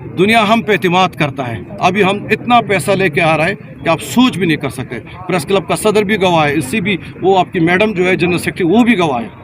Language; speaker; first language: Urdu; non-native, local second language; Pashto